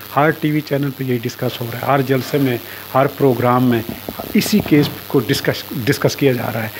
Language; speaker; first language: Urdu; non-native, local second language; Punjabi